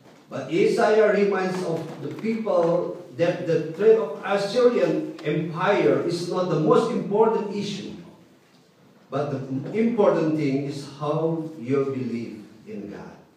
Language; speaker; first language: English; non-native, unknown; Indonesian